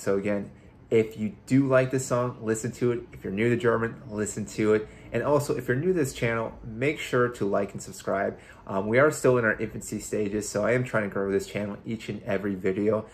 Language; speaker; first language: English; native; English